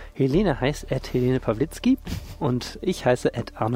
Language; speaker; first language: German; native; German